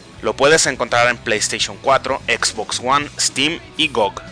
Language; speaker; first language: Spanish; native; Spanish